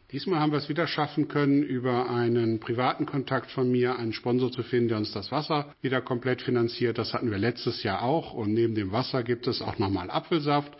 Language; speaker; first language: German; native; German